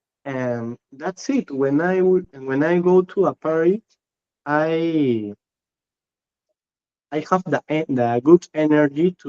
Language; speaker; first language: English; non-native, learner; Spanish